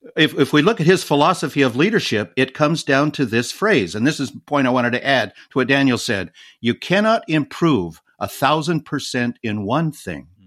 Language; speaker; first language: English; native; English